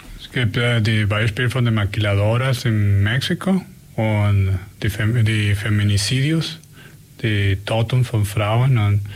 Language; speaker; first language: German; non-native, learner; Spanish